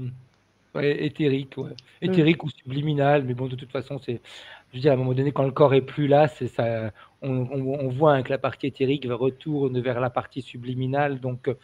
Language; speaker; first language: French; native; French